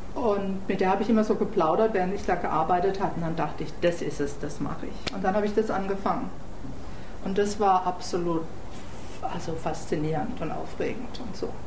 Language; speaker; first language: German; native; German